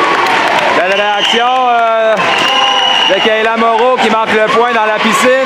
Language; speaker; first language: French; native; French